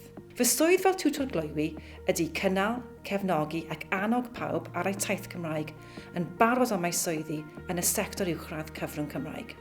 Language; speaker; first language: Welsh; non-native, local second language; English